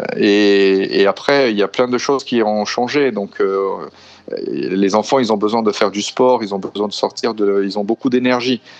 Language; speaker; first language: French; non-native, fluent; Portuguese